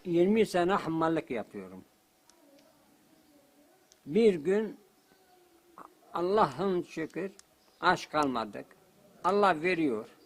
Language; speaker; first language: Turkish; non-native, local second language; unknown